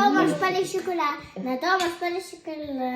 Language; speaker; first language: French; native; French